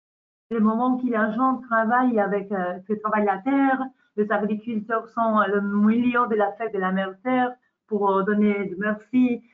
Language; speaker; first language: French; non-native, learner; Spanish